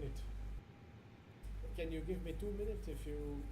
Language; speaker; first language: English; non-native, learner; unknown